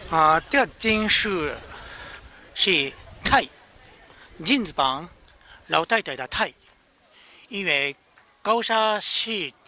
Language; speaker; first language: Chinese; non-native, learner; Japanese